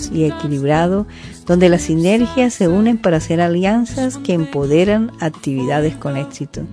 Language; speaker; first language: Spanish; native; Spanish